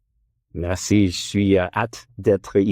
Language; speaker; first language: French; non-native, learner; English